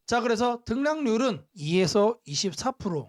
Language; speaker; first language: Korean; native; Korean